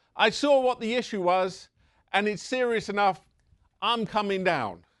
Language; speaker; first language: English; native; English